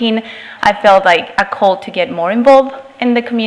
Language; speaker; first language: English; native; English